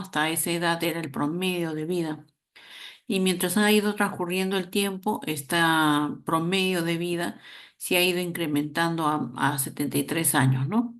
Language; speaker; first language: Spanish; native; Spanish